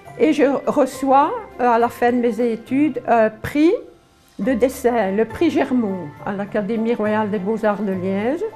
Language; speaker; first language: French; early bilingual, other home language; Polish